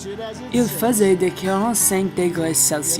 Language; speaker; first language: French; non-native, learner; English